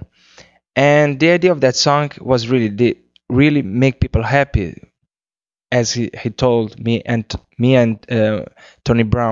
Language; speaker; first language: English; non-native, fluent; Kabuverdianu